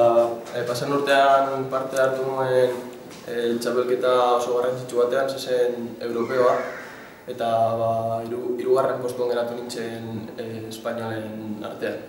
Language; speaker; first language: Basque; non-native, local second language; Spanish